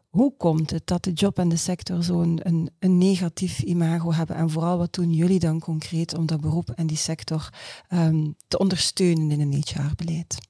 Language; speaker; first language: Dutch; native; Dutch